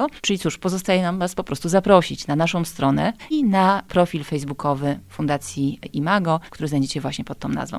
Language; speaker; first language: Polish; native; Polish